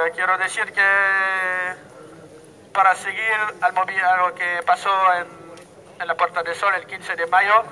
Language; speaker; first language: Spanish; non-native, learner; French